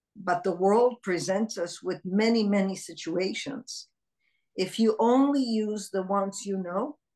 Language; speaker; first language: English; early bilingual, other home language; Hebrew